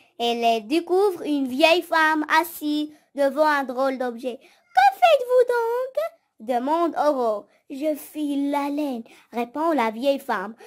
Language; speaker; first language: French; non-native, local second language; Arabic